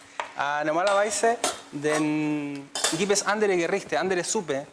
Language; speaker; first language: German; non-native, learner; Spanish